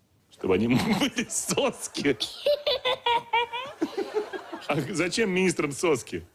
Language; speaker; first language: Russian; native; Russian